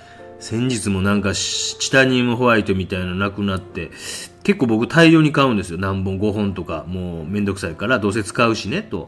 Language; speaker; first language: Japanese; native; Japanese